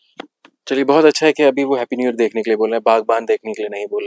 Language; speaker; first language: Hindi; native; Hindi